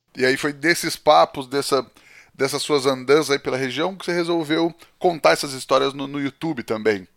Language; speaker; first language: Portuguese; native; Portuguese